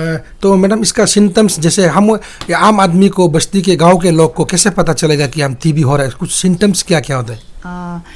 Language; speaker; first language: Hindi; non-native, local second language; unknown